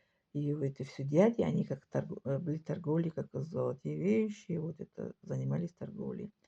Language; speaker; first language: Russian; non-native, local second language; Tajik